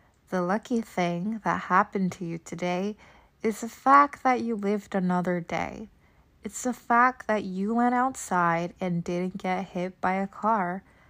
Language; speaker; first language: English; native; English